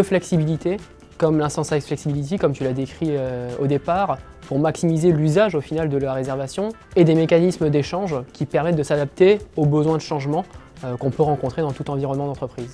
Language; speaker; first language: French; native; French